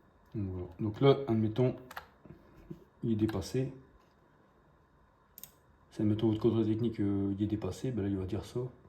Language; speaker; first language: French; native; French